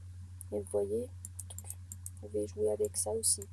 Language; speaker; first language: French; native; French